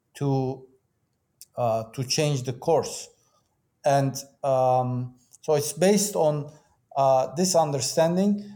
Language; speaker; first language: English; non-native, fluent; Turkish